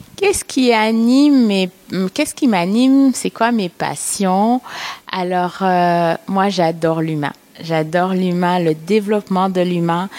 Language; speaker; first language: French; native; French